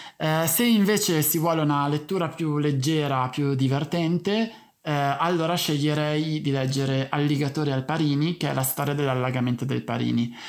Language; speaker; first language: Italian; native; Italian